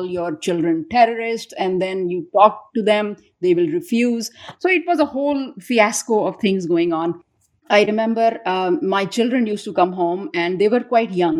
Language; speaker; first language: English; non-native, local second language; Urdu